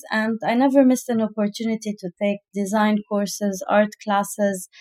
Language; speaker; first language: English; non-native, fluent; Arabic